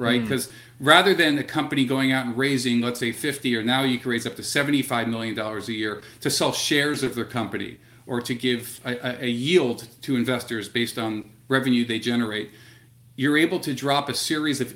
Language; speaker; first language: English; native; English